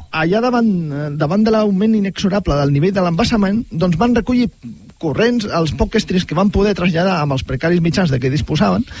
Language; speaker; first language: Catalan; native; Catalan